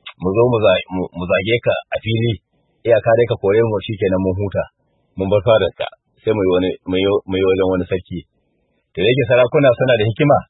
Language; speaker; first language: Hausa; native; Hausa